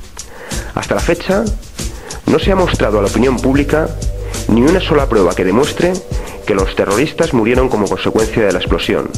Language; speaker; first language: Spanish; native; Spanish